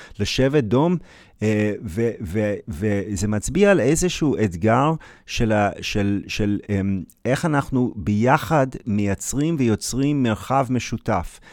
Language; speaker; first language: Hebrew; non-native, fluent; English